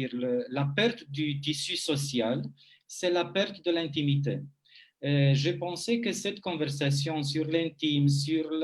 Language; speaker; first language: French; non-native, fluent; Romanian